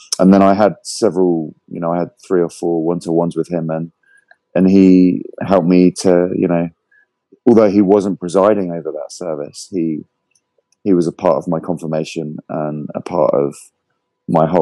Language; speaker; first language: English; native; English